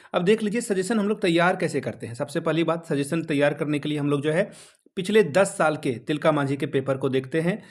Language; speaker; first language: Hindi; native; Hindi